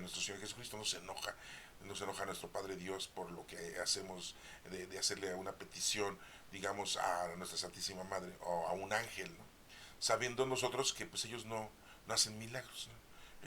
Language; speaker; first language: Spanish; native; Spanish